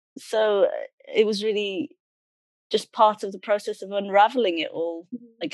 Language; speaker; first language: English; native; English